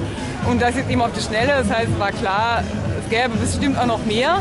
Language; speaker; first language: German; native; German